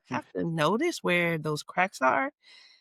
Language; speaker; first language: English; native; English